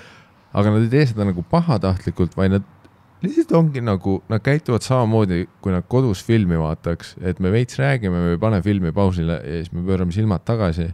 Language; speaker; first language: Estonian; native; Estonian